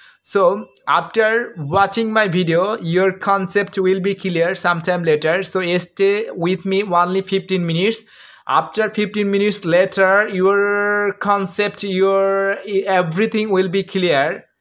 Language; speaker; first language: English; non-native, local second language; Bangla